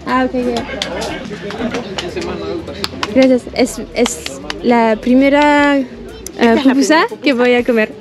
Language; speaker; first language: Spanish; non-native, learner; French